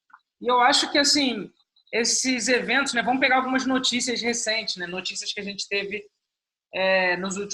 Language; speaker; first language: Portuguese; native; Portuguese